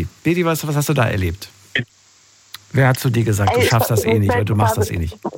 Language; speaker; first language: German; native; German